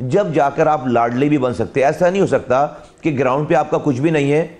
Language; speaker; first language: Urdu; native; Urdu